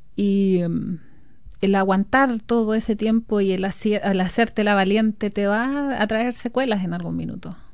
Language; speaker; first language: Spanish; native; Spanish